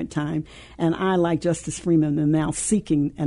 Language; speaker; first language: English; native; English